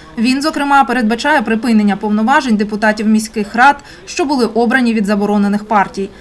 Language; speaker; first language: Ukrainian; native; Ukrainian